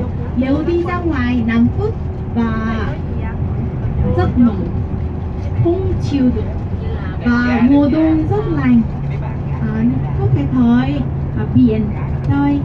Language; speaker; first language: Vietnamese; non-native, learner; Korean